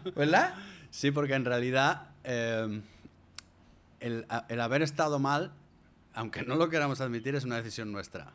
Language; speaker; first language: Spanish; native; Spanish